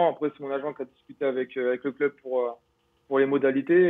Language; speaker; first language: French; native; French